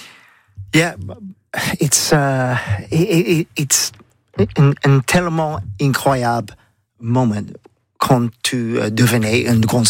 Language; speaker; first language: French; non-native, learner; English